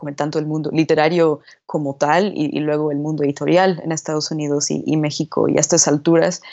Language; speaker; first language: Spanish; non-native, fluent; English